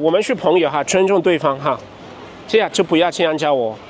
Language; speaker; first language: Chinese; non-native, fluent; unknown